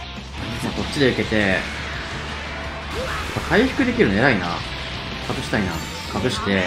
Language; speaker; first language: Japanese; native; Japanese